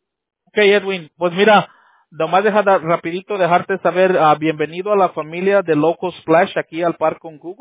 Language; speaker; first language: Spanish; native; Spanish